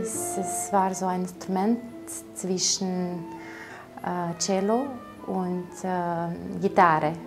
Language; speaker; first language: German; non-native, fluent; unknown